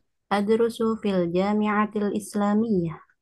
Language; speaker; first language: Arabic; non-native, learner; Indonesian